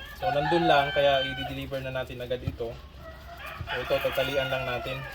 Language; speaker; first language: Filipino; native; Filipino